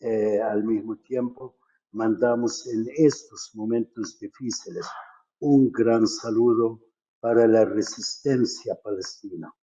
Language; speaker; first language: Spanish; non-native, fluent; Arabic